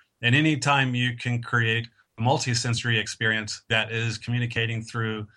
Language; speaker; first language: English; native; English